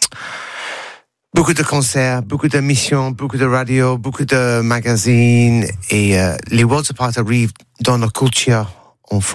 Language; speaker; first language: French; non-native, learner; English